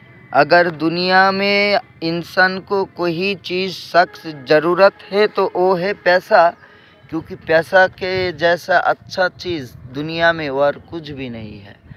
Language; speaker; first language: Hindi; non-native, learner; Bangla